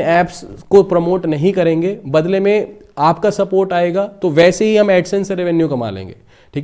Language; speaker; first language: Hindi; native; Hindi